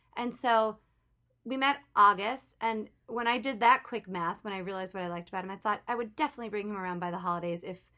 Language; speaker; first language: English; native; English